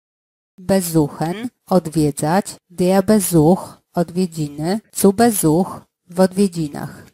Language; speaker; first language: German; non-native, fluent; Polish